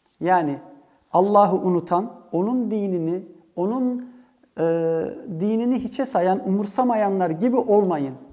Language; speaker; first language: Turkish; early bilingual, heritage; Turkish